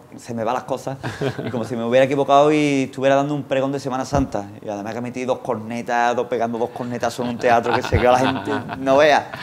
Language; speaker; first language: Spanish; native; Spanish